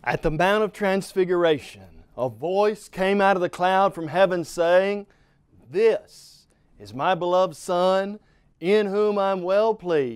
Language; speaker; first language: English; native; English